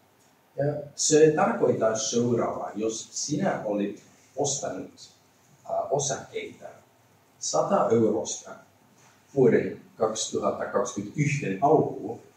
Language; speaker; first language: Finnish; non-native, learner; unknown